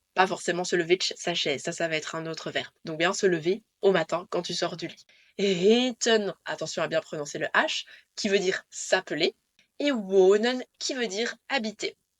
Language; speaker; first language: French; native; French